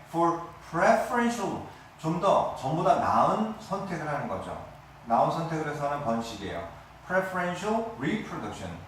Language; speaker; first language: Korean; native; Korean